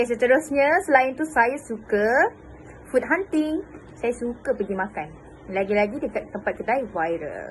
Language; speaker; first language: Malay; native; Malay